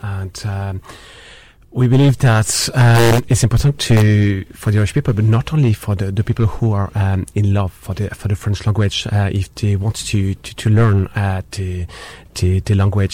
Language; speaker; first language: English; non-native, fluent; French